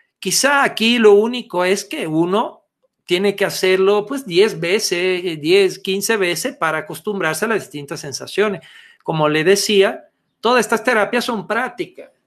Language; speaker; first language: Spanish; non-native, fluent; Italian